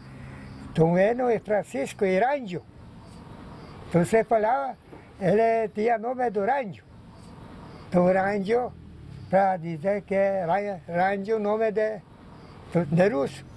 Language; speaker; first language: Portuguese; non-native, local second language; Polish